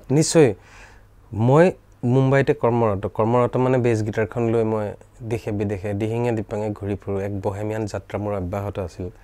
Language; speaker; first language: Assamese; native; Assamese